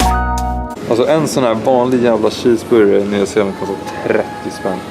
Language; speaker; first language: Swedish; native; Swedish